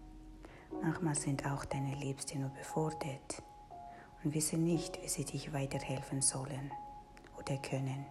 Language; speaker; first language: German; non-native, fluent; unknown